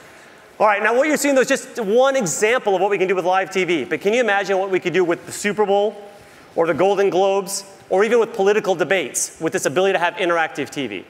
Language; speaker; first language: English; native; English